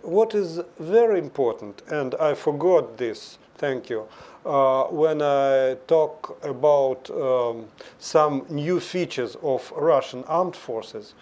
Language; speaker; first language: English; non-native, fluent; Russian